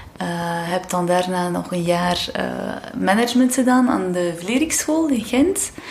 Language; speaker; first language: Dutch; non-native, local second language; French